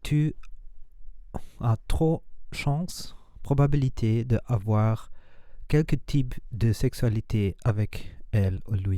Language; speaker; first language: French; non-native, learner; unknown